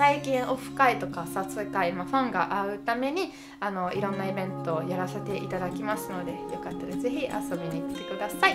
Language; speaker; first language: Japanese; non-native, fluent; Italian